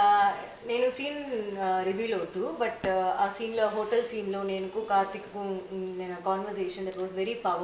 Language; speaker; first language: Telugu; non-native, learner; Tamil